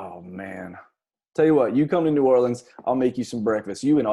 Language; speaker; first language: English; native; English